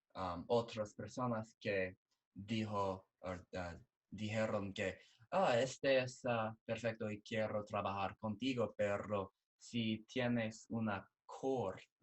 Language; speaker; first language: Spanish; non-native, learner; English